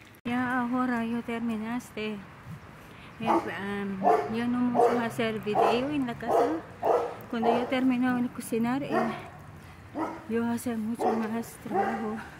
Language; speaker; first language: Spanish; non-native, learner; Filipino